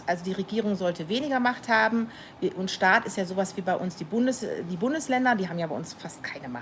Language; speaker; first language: German; native; German